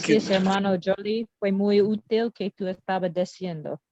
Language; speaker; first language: Spanish; non-native, learner; English